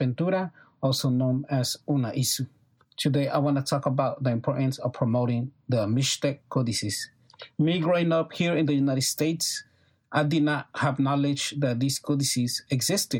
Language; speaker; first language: English; non-native, fluent; Mixtepec Mixtec